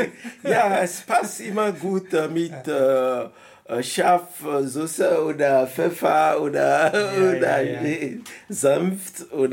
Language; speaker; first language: German; non-native, learner; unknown